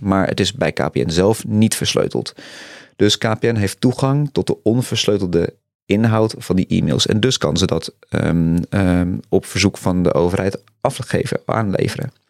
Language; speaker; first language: Dutch; native; Dutch